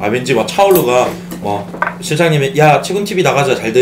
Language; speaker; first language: Korean; native; Korean